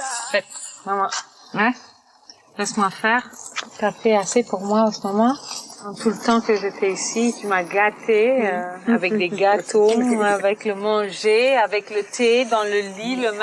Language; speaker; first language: French; non-native, fluent; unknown